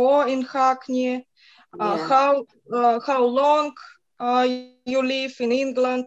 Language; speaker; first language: English; non-native, learner; Russian